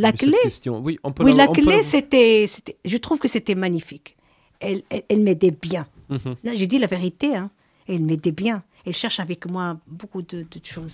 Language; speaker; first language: French; non-native, learner; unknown